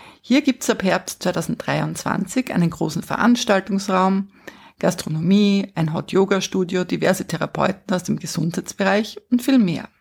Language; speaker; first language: German; native; German